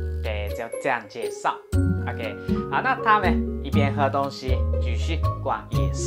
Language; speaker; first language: Chinese; non-native, fluent; Japanese